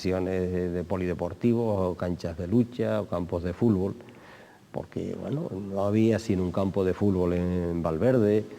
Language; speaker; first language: Spanish; native; Spanish